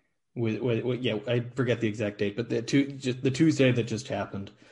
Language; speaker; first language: English; native; English